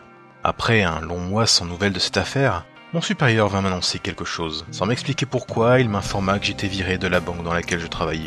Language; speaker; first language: French; native; French